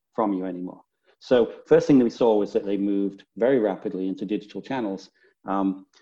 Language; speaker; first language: English; native; English